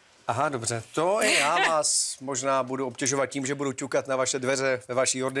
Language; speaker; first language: Czech; native; Czech